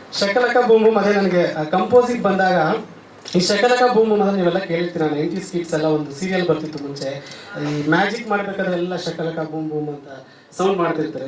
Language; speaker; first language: Kannada; native; Kannada